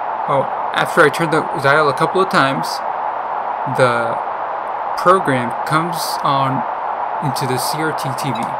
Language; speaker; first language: English; native; English